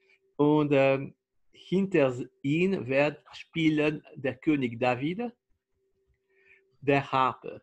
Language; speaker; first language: German; non-native, fluent; French